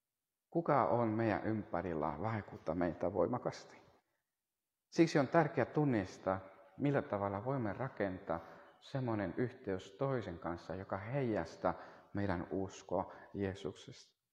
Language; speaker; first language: Finnish; non-native, fluent; Spanish